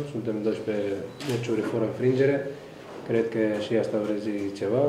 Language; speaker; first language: Romanian; non-native, learner; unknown